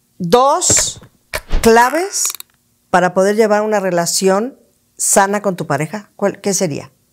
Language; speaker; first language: Spanish; native; Spanish